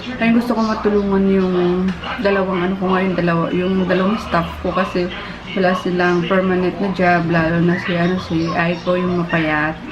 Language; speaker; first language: Filipino; native; Filipino